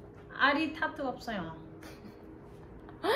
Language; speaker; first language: Korean; non-native, learner; English